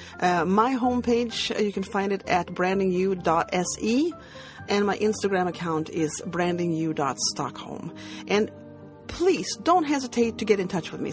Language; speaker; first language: English; non-native, fluent; Swedish